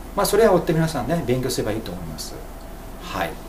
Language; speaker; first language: Japanese; native; Japanese